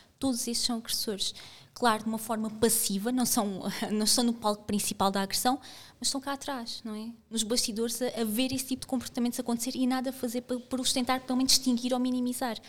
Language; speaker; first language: Portuguese; native; Portuguese